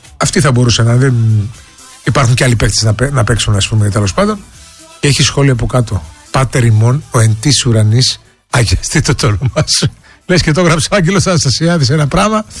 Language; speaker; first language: Greek; native; Greek